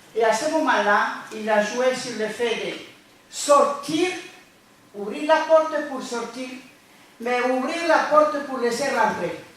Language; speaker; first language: French; non-native, fluent; Spanish